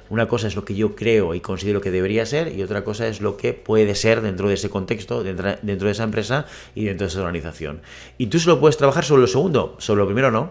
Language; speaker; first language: Spanish; native; Spanish